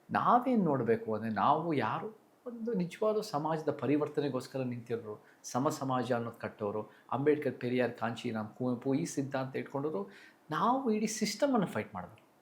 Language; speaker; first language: Kannada; early bilingual, heritage; Kannada